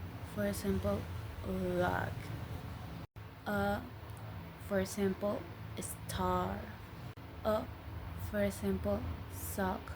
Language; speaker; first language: English; non-native, learner; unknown